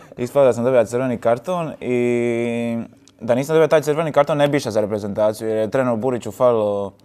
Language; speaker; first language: Croatian; native; Croatian